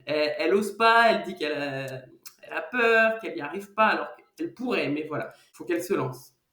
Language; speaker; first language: French; native; French